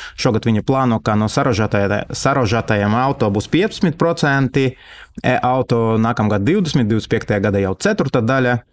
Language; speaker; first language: Latvian; non-native, local second language; Russian